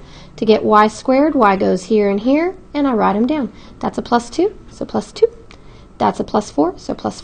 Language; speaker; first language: English; native; English